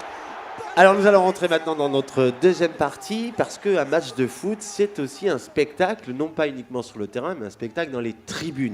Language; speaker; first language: French; native; French